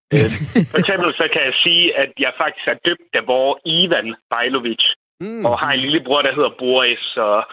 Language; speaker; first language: Danish; non-native, fluent; Croatian